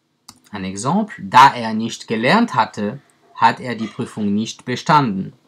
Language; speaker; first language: German; non-native, fluent; French